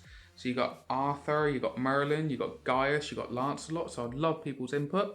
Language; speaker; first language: English; native; English